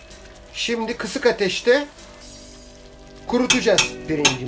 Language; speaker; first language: Turkish; native; Turkish